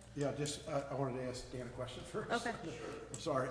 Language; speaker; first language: English; native; English